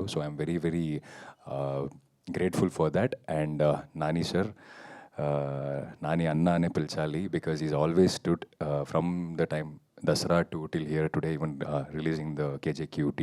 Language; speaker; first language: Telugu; non-native, fluent; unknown